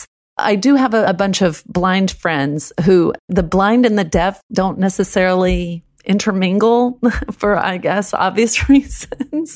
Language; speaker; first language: English; early bilingual, other home language; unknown